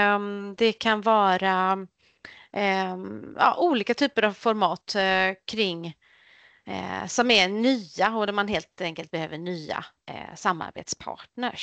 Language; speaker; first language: Swedish; native; Swedish